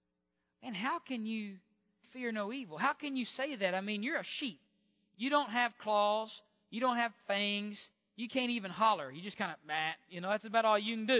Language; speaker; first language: English; native; English